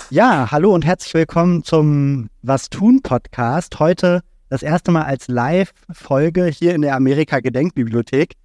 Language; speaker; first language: German; native; German